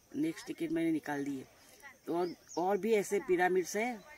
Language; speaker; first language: Hindi; non-native, local second language; Gujarati